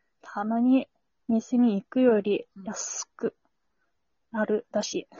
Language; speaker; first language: Japanese; non-native, learner; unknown